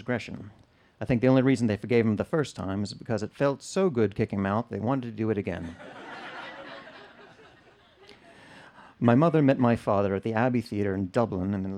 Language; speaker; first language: English; native; English